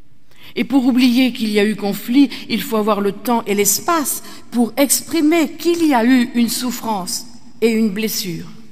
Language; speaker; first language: French; native; French